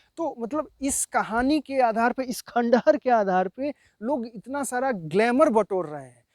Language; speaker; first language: Hindi; native; Hindi